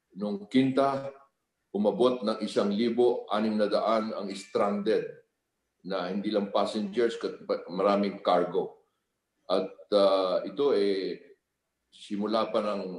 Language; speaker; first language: Filipino; native; Filipino